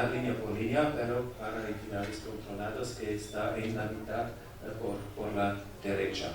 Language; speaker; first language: Spanish; non-native, fluent; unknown